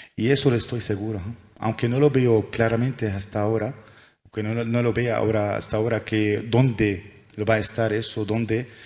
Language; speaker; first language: Spanish; non-native, fluent; Arabic